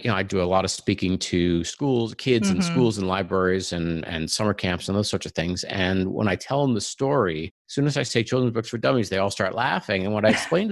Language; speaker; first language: English; native; English